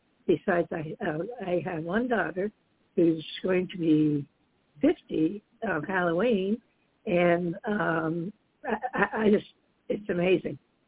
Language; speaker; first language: English; early bilingual, other home language; Dutch